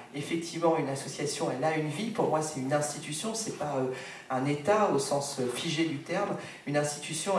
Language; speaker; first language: French; native; French